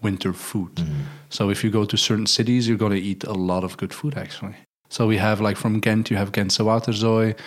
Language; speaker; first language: English; non-native, fluent; Dutch